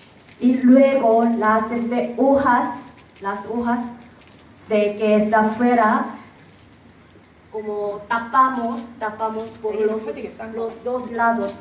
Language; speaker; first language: Spanish; non-native, fluent; Korean